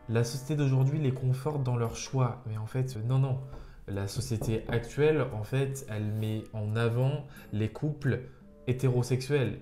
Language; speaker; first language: French; native; French